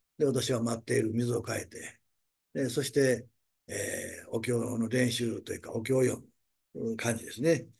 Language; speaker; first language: Japanese; native; Japanese